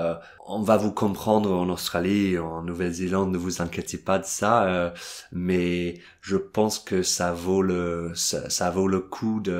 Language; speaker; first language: French; non-native, fluent; English